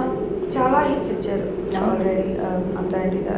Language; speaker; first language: Telugu; non-native, local second language; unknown